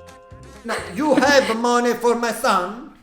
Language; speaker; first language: English; non-native, learner; Italian